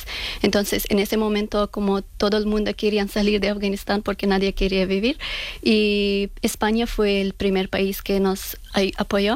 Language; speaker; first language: Spanish; non-native, fluent; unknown